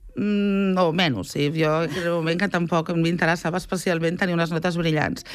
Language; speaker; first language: Catalan; native; Catalan